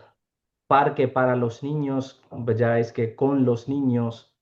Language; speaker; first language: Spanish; non-native, fluent; Urdu